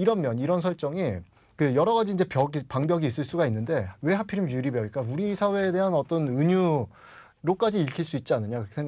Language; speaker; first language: Korean; native; Korean